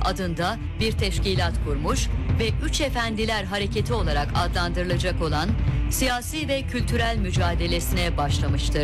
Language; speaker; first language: Turkish; native; Turkish